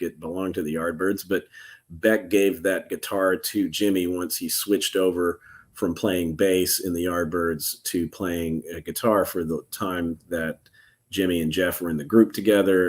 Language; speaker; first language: English; native; English